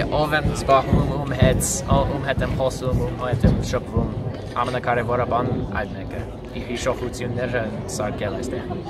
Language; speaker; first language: Armenian; non-native, learner; English